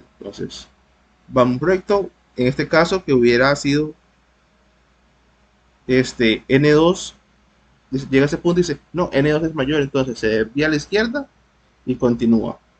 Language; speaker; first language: Spanish; native; Spanish